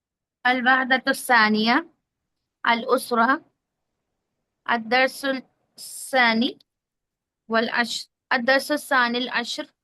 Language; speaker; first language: Arabic; non-native, learner; Urdu